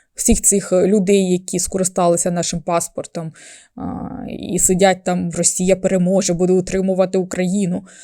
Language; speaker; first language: Ukrainian; native; Ukrainian